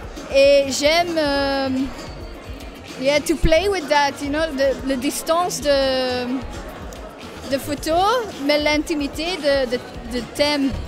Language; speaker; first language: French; non-native, local second language; Dutch